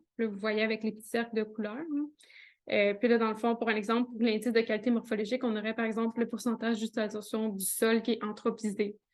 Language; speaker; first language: French; native; French